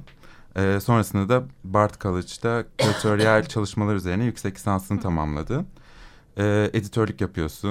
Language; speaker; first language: Turkish; native; Turkish